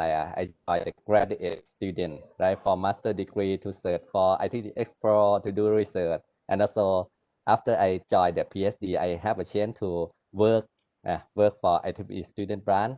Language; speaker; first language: English; non-native, learner; Thai